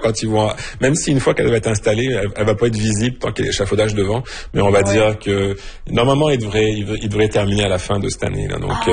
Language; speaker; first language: French; native; French